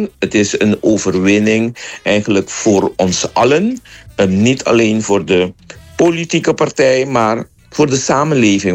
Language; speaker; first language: Dutch; non-native, local second language; Papiamento